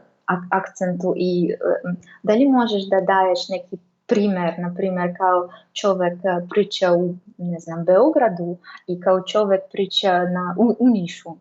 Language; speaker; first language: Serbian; non-native, learner; Russian